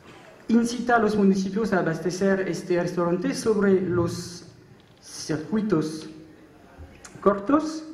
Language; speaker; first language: Spanish; non-native, learner; French